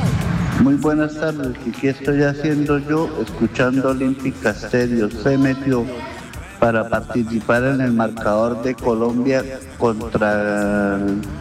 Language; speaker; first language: Spanish; native; Spanish